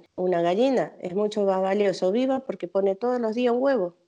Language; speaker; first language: Spanish; native; Spanish